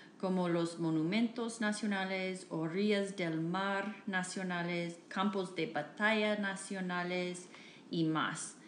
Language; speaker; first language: Spanish; non-native, fluent; English